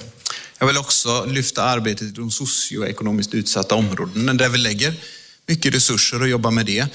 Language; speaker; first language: Swedish; native; Swedish